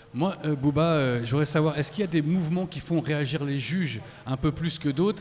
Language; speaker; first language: French; native; French